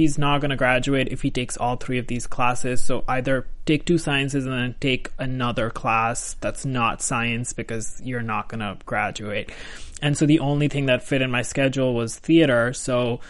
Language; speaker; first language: English; non-native, local second language; Hindi